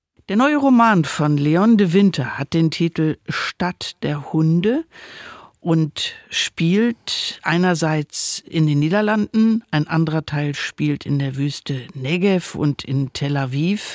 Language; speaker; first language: German; native; German